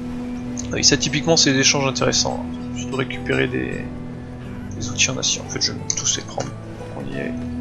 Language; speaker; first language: French; native; French